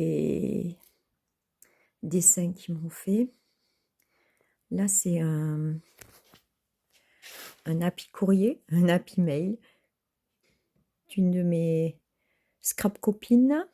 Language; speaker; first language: French; native; French